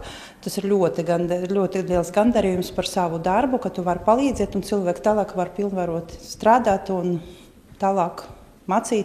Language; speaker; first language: Latvian; non-native, local second language; Russian